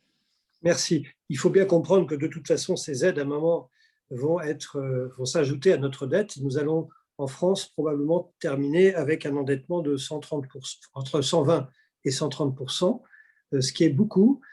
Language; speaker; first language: French; native; French